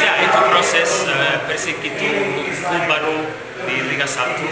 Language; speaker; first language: Indonesian; non-native, learner; Bosnian